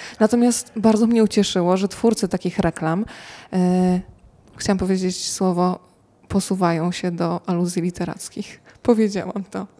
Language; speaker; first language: Polish; native; Polish